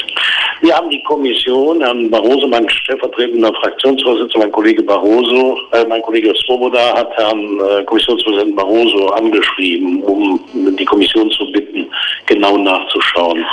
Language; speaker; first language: German; native; German